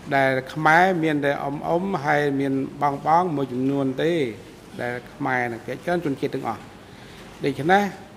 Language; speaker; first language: Khmer; non-native, local second language; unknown